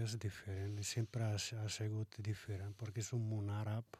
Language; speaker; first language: Catalan; non-native, learner; Arabic